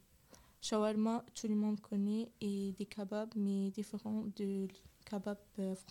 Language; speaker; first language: French; early bilingual, other home language; Arabic